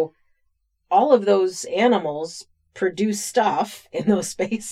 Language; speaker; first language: English; native; English